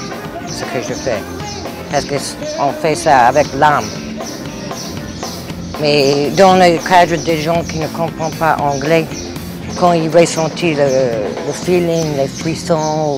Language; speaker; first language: French; non-native, fluent; English